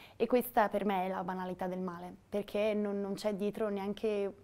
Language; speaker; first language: Italian; native; Italian